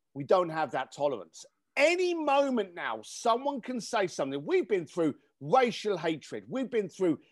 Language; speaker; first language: English; native; English